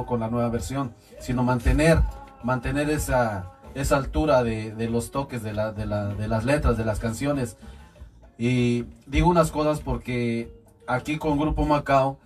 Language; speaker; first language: Spanish; native; Spanish